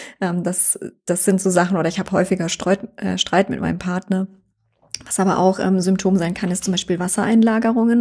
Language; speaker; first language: German; native; German